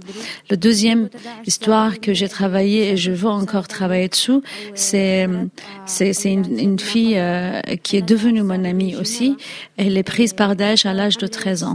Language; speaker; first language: French; non-native, fluent; Kurdish